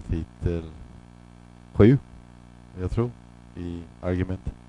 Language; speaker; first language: Swedish; non-native, fluent; English